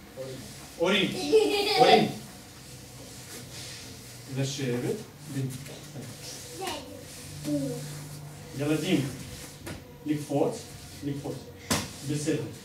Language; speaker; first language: Hebrew; non-native, learner; Russian